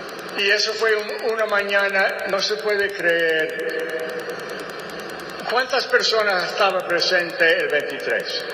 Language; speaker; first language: Spanish; non-native, fluent; English